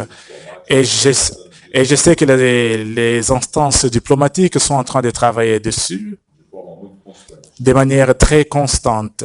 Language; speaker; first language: French; non-native, fluent; Portuguese